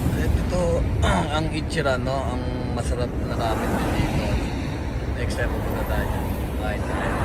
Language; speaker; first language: Filipino; native; Filipino